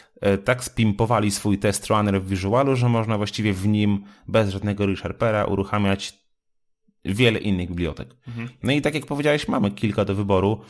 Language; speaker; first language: Polish; native; Polish